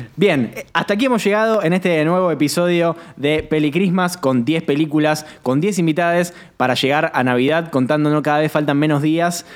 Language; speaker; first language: Spanish; native; Spanish